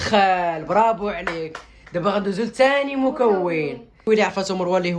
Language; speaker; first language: Arabic; native; Arabic